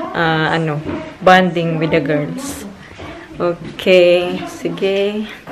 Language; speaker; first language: English; non-native, local second language; Filipino